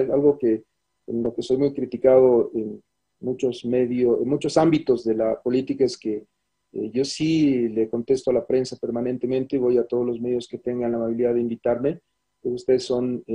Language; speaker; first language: Spanish; native; Spanish